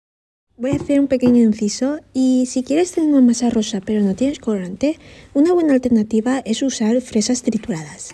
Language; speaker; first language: Spanish; native; Spanish